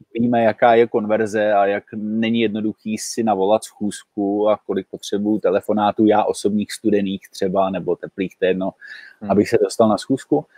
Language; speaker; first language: Czech; native; Czech